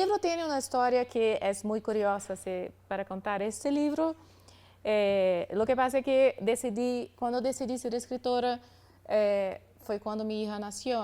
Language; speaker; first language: Spanish; non-native, learner; Portuguese